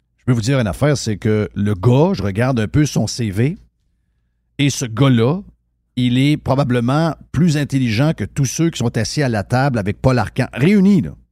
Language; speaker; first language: French; native; French